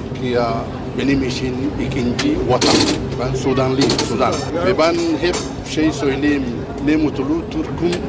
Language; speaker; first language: Turkish; non-native, learner; Arabic